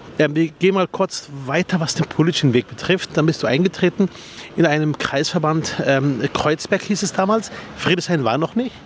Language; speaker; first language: German; early bilingual, other home language; Arabic